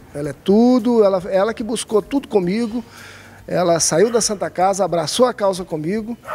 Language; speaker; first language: Portuguese; native; Portuguese